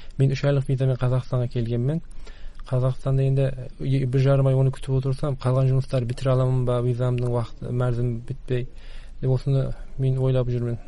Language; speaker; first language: Kazakh; early bilingual, heritage; Kazakh